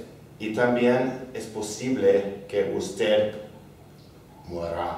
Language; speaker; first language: Spanish; non-native, learner; English